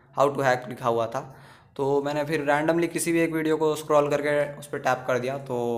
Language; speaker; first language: Hindi; native; Hindi